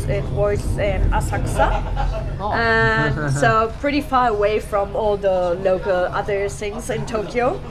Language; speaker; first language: English; non-native, fluent; German